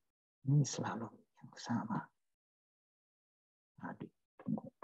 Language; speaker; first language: Indonesian; non-native, fluent; English